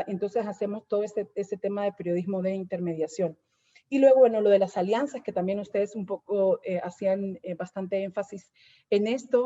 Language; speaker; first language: Spanish; native; Spanish